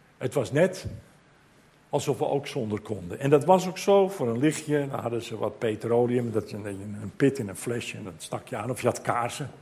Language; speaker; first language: Dutch; native; Dutch